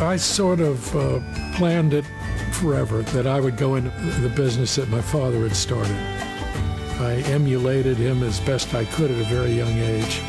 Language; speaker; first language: English; native; English